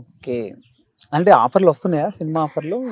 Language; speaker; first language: Telugu; native; Telugu